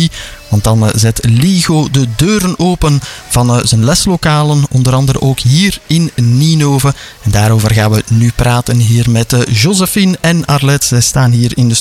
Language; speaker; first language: Dutch; native; Dutch